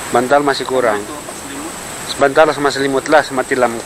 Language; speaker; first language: Malay; native; Malay